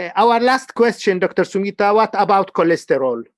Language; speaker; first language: English; non-native, learner; Arabic